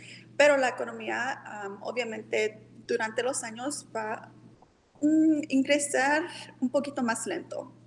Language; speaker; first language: Spanish; early bilingual, heritage; Spanish